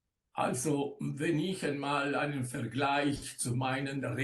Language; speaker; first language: German; non-native, local second language; Italian